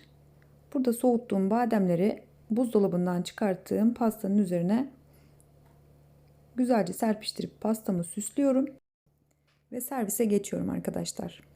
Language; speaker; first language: Turkish; native; Turkish